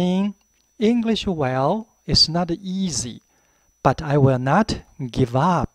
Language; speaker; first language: English; non-native, fluent; Chinese